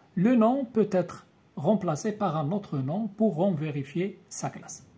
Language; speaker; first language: French; non-native, local second language; Arabic